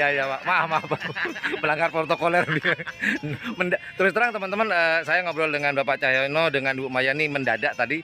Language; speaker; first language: Indonesian; non-native, local second language; Madurese